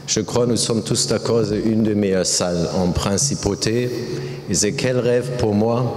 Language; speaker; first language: French; non-native, learner; German